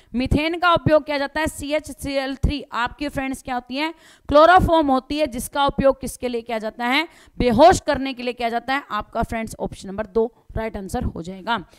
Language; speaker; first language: Hindi; native; Hindi